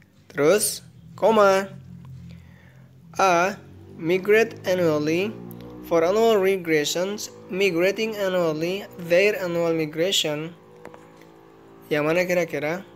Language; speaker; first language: English; non-native, fluent; Indonesian